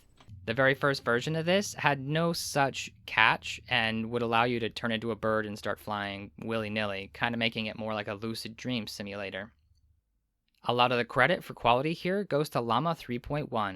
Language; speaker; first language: English; native; English